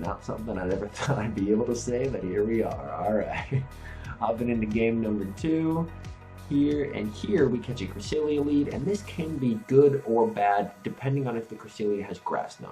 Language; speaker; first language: English; native; English